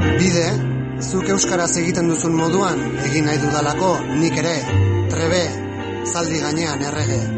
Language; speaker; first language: Basque; non-native, local second language; Spanish